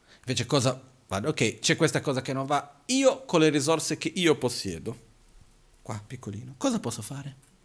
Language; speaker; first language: Italian; non-native, fluent; Portuguese